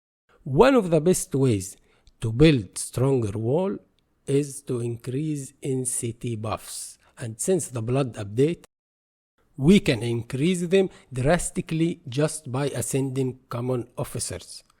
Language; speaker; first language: English; non-native, fluent; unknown